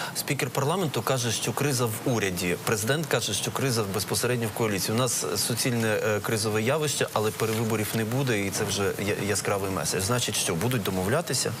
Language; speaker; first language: Ukrainian; native; Ukrainian